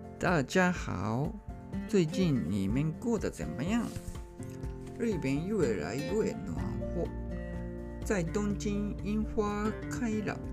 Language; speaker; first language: Chinese; non-native, learner; Japanese